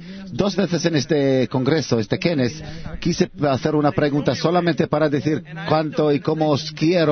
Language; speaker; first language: Spanish; non-native, learner; Hebrew